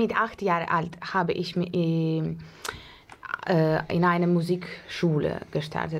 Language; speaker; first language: German; non-native, fluent; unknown